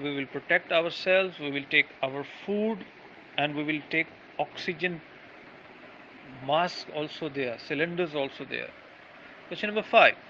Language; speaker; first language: English; non-native, local second language; Urdu